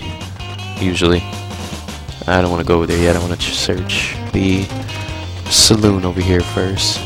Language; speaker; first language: English; native; English